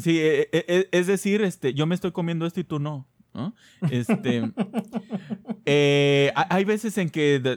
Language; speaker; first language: Spanish; native; Spanish